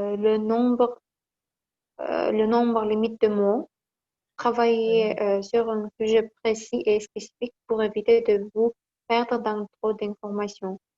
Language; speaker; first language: French; non-native, learner; Kazakh